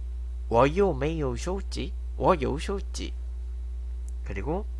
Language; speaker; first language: Chinese; non-native, learner; Korean